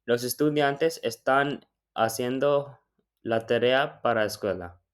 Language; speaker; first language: Spanish; non-native, learner; English